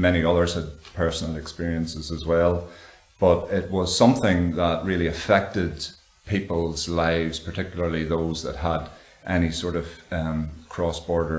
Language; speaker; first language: English; native; English